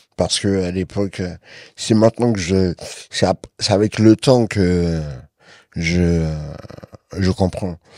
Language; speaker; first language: French; native; French